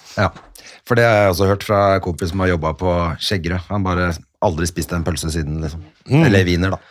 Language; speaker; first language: Norwegian; native; Norwegian